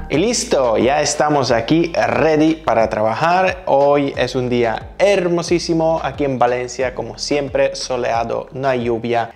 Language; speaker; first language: Spanish; non-native, fluent; Polish